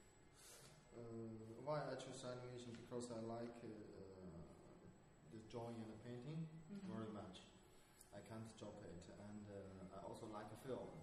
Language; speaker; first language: English; non-native, learner; Chinese